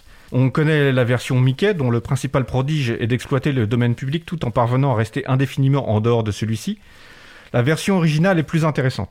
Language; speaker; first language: French; native; French